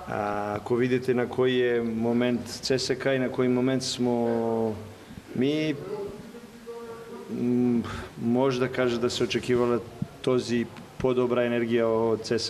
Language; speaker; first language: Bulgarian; non-native, learner; Serbian